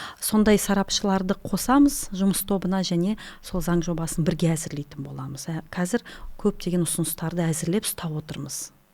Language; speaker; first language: Kazakh; non-native, local second language; Russian